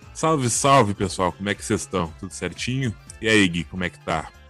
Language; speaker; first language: Portuguese; native; Portuguese